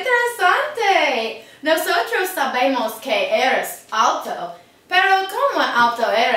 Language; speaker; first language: Spanish; non-native, learner; English